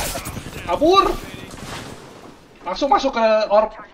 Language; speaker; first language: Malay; non-native, local second language; Sundanese